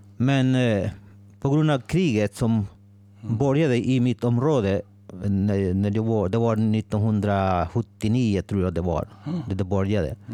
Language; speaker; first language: Swedish; non-native, fluent; Spanish